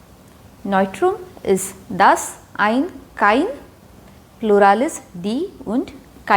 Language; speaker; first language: German; non-native, fluent; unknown